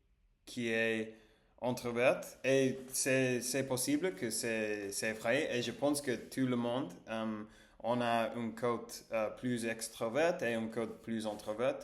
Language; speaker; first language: French; non-native, learner; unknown